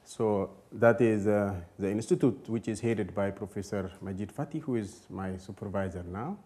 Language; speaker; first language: English; non-native, fluent; Amharic